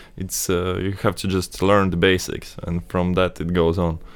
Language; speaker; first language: English; non-native, fluent; Latvian